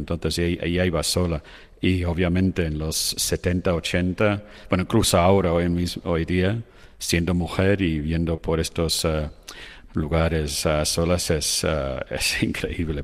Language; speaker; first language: Spanish; non-native, fluent; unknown